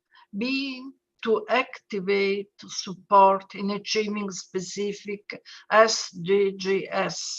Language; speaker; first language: English; non-native, fluent; Italian